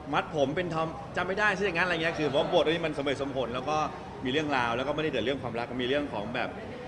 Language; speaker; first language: Thai; native; Thai